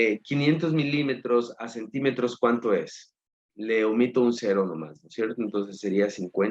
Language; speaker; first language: Spanish; native; Spanish